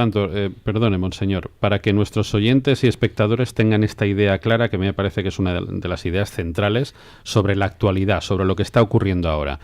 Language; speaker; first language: Spanish; native; Spanish